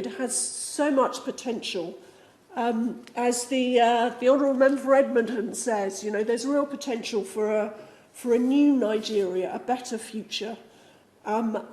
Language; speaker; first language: English; native; English